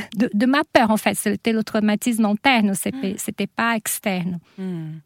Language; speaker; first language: French; non-native, fluent; Portuguese